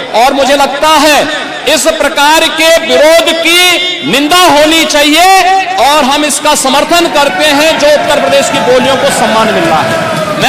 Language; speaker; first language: Hindi; native; Hindi